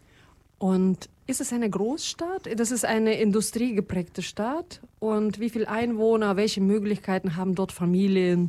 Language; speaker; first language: German; non-native, fluent; Russian